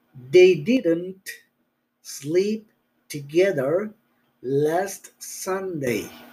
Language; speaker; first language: English; non-native, learner; Spanish